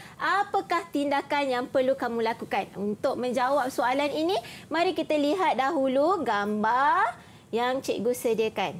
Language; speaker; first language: Malay; native; Malay